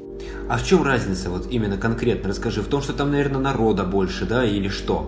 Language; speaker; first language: Russian; native; Russian